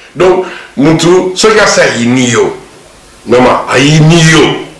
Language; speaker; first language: Lingala; non-native, local second language; Kongo